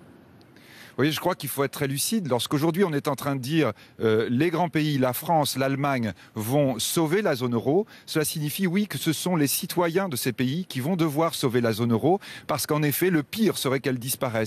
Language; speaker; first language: French; native; French